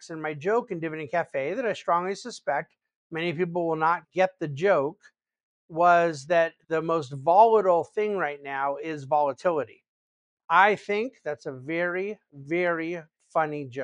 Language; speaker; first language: English; native; English